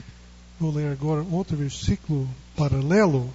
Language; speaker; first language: Portuguese; non-native, fluent; English